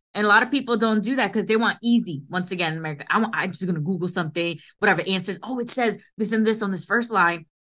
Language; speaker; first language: English; early bilingual, other home language; Hindi